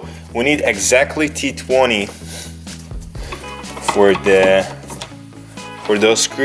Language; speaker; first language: English; non-native, fluent; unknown